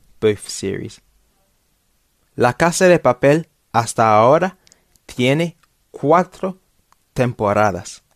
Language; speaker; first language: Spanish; non-native, fluent; English